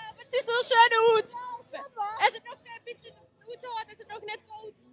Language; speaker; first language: Dutch; native; Dutch